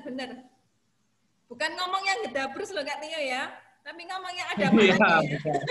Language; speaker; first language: Indonesian; native; Indonesian